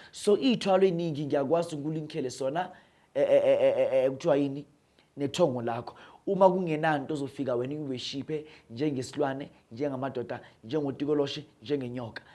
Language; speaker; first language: Zulu; non-native, local second language; Northern Sotho